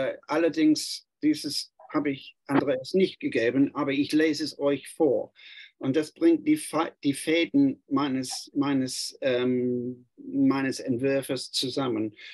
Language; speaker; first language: German; non-native, fluent; English